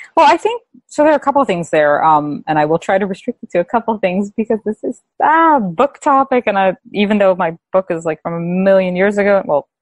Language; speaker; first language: English; native; English